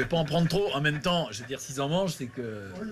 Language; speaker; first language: French; native; French